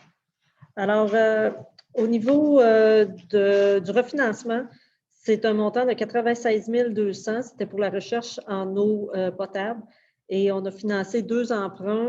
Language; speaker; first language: French; native; French